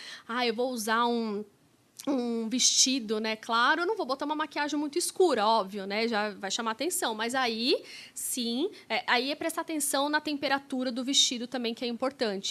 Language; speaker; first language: Portuguese; native; Portuguese